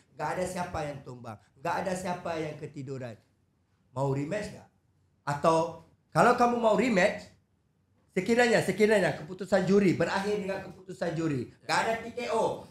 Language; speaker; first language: Malay; native; Malay